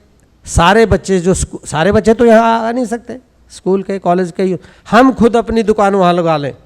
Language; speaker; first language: Hindi; native; Hindi